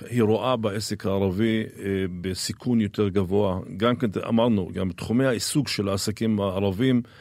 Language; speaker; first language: Hebrew; non-native, local second language; Arabic